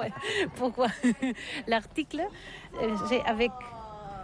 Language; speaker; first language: French; non-native, learner; Catalan